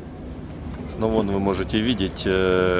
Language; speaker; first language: Russian; native; Russian